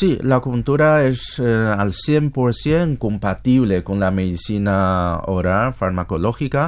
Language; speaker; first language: Spanish; non-native, fluent; Chinese